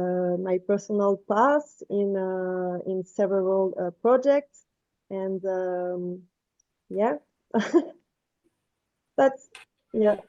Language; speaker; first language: English; non-native, fluent; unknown